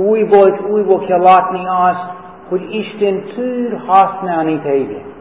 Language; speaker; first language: Hungarian; non-native, learner; English